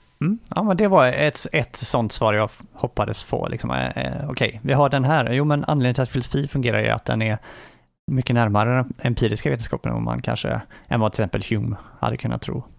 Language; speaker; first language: Swedish; native; Swedish